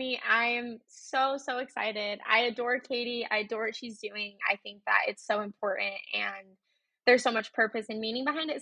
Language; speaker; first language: English; native; English